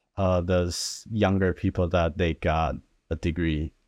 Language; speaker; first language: English; early bilingual, other home language; Chinese